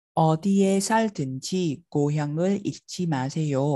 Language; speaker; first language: Korean; non-native, fluent; Vietnamese